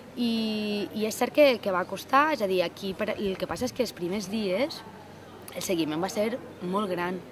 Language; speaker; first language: Catalan; non-native, local second language; Spanish